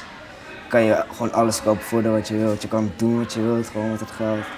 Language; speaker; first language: Dutch; native; Dutch